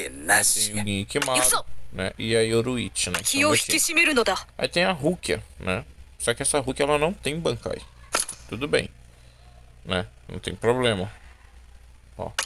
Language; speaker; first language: Portuguese; native; Portuguese